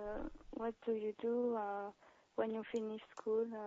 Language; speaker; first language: English; non-native, learner; French